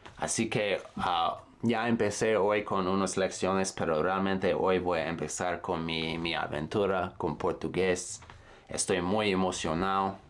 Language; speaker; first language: Spanish; non-native, fluent; English